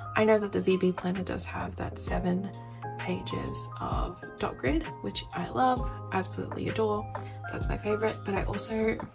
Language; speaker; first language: English; native; English